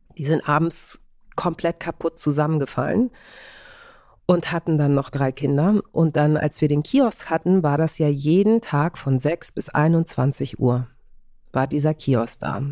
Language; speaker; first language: German; early bilingual, other home language; Greek